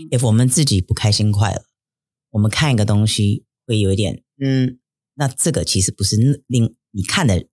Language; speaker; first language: Chinese; early bilingual, heritage; Chinese